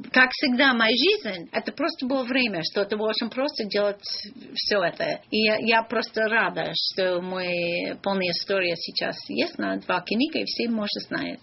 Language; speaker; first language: Russian; non-native, learner; English